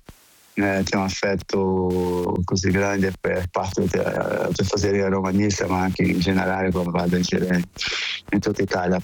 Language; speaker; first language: Italian; non-native, fluent; Portuguese